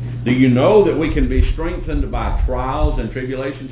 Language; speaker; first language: English; native; English